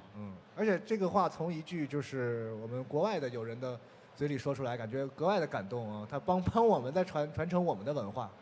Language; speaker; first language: Chinese; native; Chinese